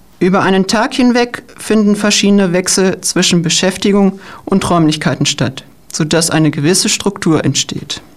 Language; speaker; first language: German; native; German